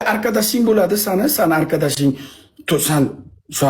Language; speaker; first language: Turkish; non-native, learner; Uzbek